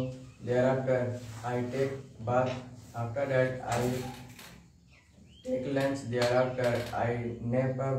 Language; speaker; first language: English; non-native, learner; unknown